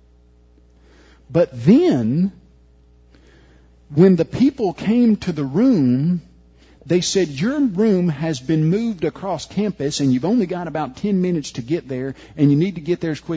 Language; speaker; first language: English; native; English